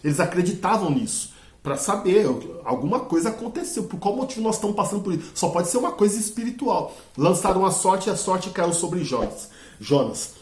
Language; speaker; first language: Portuguese; native; Portuguese